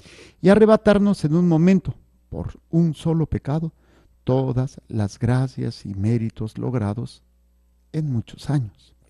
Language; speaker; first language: Spanish; native; Spanish